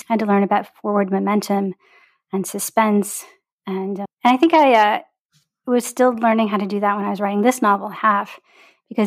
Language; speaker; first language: English; native; English